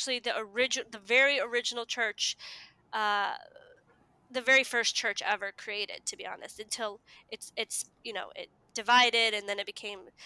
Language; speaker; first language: English; native; English